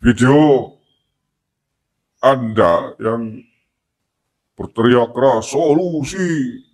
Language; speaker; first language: Indonesian; native; Indonesian